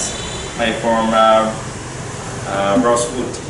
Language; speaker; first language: English; non-native, learner; Vietnamese